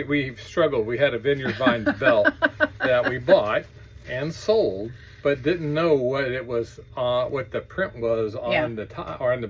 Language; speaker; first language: English; native; English